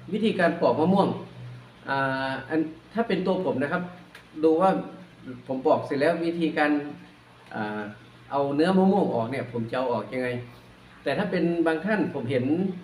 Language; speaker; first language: Thai; non-native, local second language; Northeastern Thai